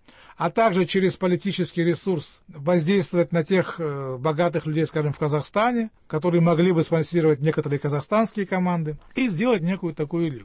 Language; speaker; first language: Russian; native; Russian